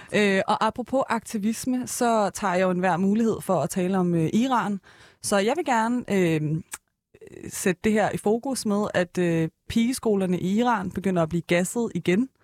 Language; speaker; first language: Danish; early bilingual, other home language; Persian